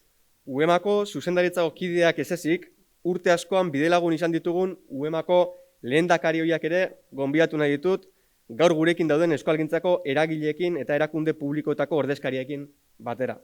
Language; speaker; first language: Basque; native; Basque